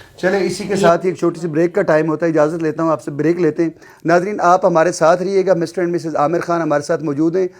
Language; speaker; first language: Urdu; non-native, local second language; Punjabi